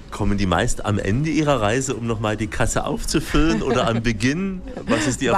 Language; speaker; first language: German; native; German